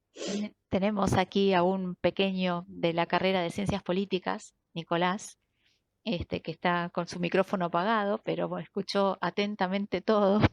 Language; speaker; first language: Spanish; native; Spanish